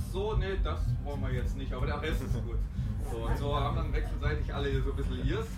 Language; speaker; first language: German; native; German